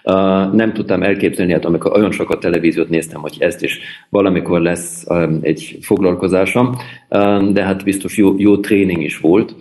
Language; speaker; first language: Hungarian; early bilingual, heritage; German